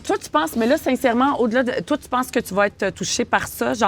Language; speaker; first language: French; native; French